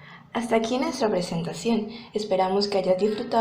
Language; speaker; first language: Spanish; native; Spanish